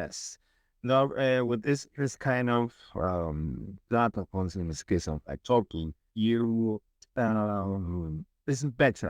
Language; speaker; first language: English; non-native, learner; Spanish